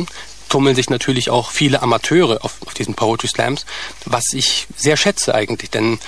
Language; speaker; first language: German; native; German